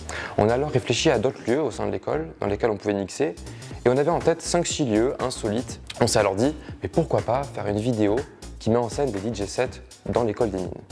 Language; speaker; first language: French; native; French